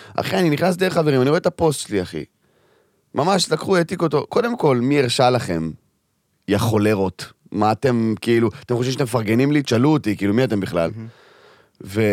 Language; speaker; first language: Hebrew; early bilingual, other home language; Arabic